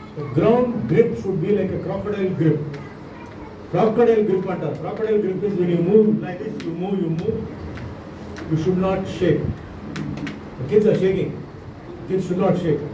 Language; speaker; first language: English; non-native, local second language; Telugu